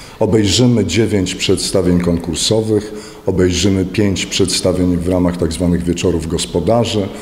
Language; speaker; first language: Polish; native; Polish